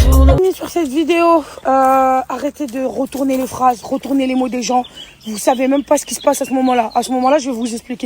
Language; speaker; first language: French; native; French